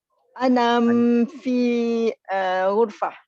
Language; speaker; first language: Arabic; non-native, learner; Malay